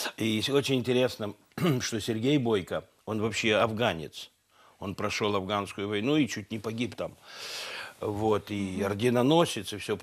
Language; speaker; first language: Russian; native; Russian